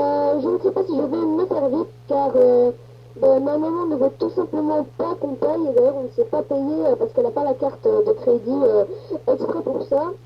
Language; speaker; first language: French; native; French